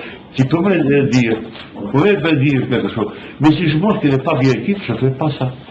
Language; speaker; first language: French; non-native, fluent; Bosnian